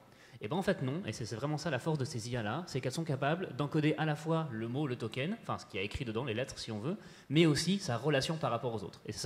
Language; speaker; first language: French; native; French